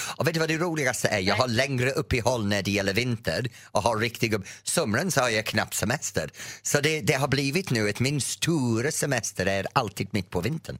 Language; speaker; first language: Swedish; non-native, fluent; English